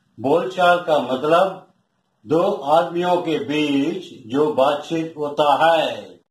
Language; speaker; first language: Hindi; non-native, local second language; Tamil